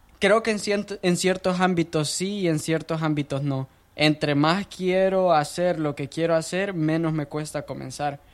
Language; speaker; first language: Spanish; native; Spanish